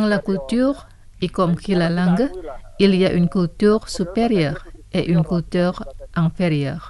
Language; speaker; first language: French; non-native, fluent; Indonesian